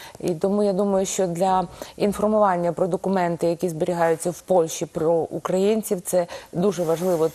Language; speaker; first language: Ukrainian; native; Ukrainian